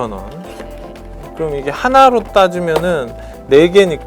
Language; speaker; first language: Korean; native; Korean